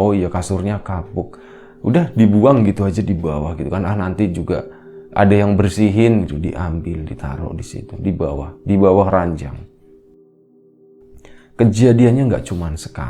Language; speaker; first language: Indonesian; native; Indonesian